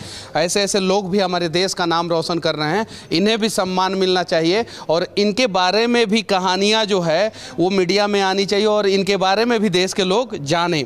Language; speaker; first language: Hindi; native; Hindi